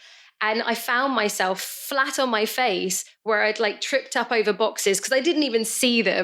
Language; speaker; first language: English; native; English